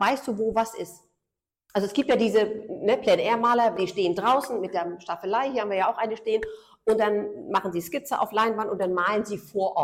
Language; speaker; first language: German; native; German